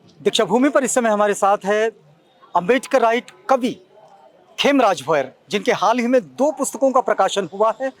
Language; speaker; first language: Hindi; native; Hindi